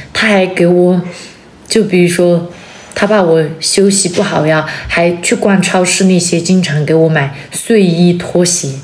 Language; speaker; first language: Chinese; non-native, local second language; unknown